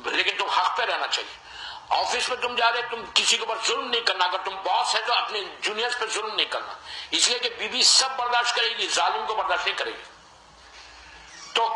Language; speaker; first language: Urdu; native; Urdu